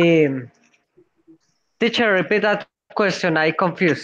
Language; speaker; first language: English; non-native, learner; Spanish